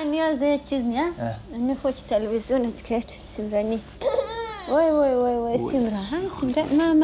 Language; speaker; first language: Persian; native; Persian